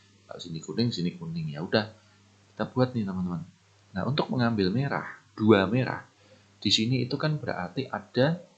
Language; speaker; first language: Indonesian; native; Indonesian